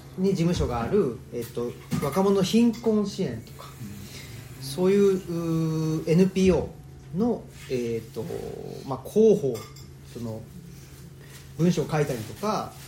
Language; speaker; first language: Japanese; native; Japanese